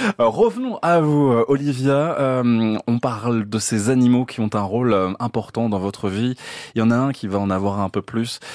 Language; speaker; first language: French; native; French